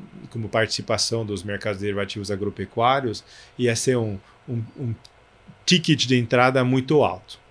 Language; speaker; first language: Portuguese; non-native, fluent; French